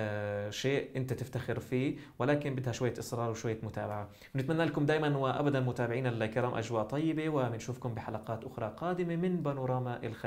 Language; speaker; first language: Arabic; native; Arabic